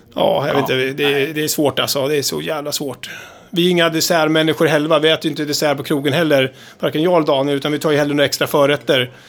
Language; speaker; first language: Swedish; native; Swedish